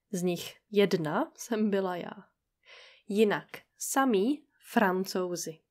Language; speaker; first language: Czech; native; Czech